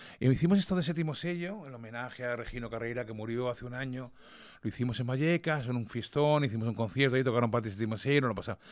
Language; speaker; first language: Spanish; early bilingual, other home language; English